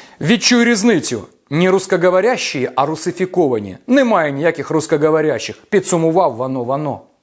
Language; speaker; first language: Ukrainian; non-native, local second language; Russian